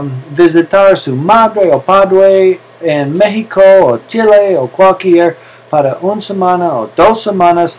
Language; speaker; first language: Spanish; non-native, learner; English